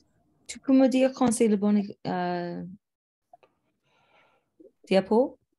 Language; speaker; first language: French; non-native, fluent; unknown